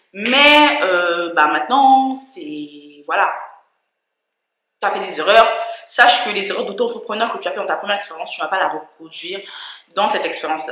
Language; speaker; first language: French; native; French